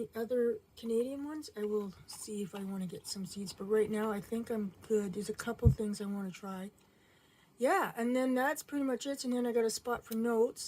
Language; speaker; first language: English; native; English